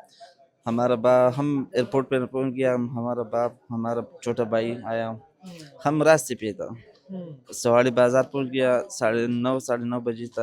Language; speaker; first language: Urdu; non-native, local second language; Pashto